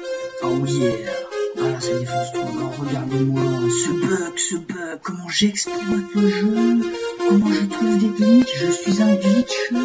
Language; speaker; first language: French; native; French